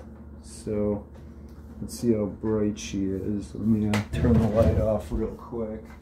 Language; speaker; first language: English; native; English